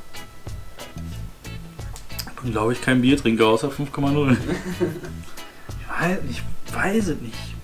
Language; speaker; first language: German; native; German